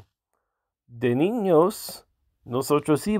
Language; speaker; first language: Spanish; non-native, learner; English